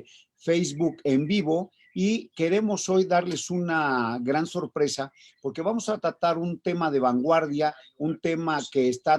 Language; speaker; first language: Spanish; native; Spanish